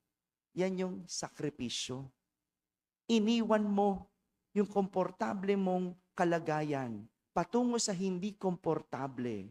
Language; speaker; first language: Filipino; native; Filipino